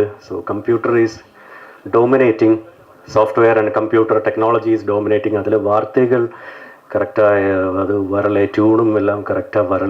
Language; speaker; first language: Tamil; non-native, learner; Malayalam